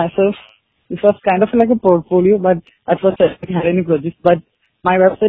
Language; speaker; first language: English; non-native, local second language; Malayalam